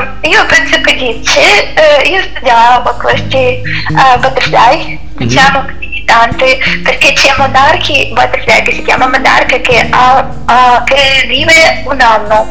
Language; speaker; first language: Italian; non-native, learner; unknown